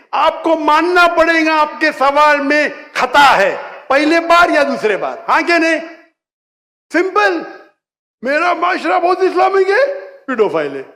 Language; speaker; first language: Urdu; non-native, local second language; Konkani